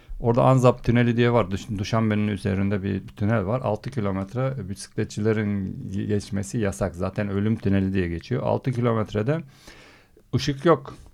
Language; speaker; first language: Turkish; early bilingual, heritage; Turkish